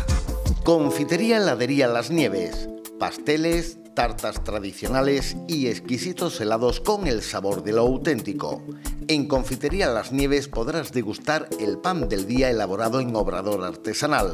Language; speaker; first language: Spanish; native; Spanish